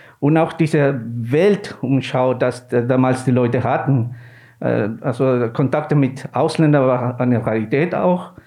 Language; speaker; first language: German; non-native, fluent; Spanish